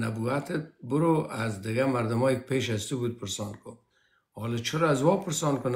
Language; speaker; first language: Persian; native; Persian